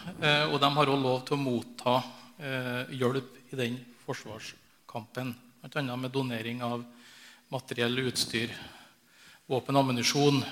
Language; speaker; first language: Norwegian; native; Norwegian